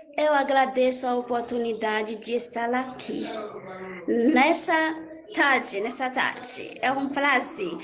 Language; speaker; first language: Portuguese; non-native, learner; Haitian Creole